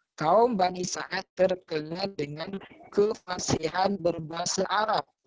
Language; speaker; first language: Malay; native; Malay